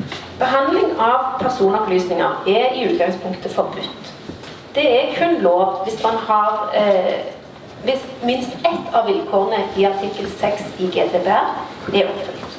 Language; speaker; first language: Norwegian; native; Norwegian